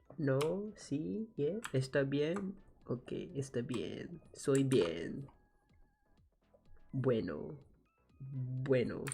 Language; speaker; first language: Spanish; non-native, learner; English